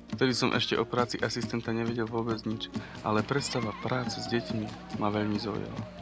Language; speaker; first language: Slovak; non-native, local second language; Romany